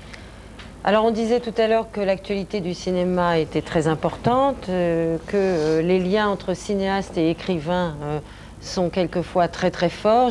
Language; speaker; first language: French; native; French